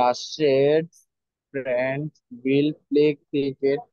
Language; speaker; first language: English; non-native, learner; Bangla